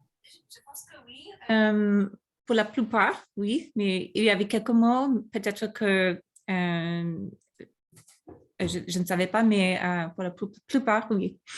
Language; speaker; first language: French; non-native, fluent; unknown